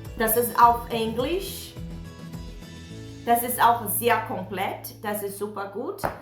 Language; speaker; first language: German; non-native, learner; Portuguese